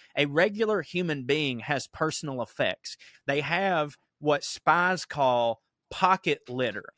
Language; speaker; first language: English; native; English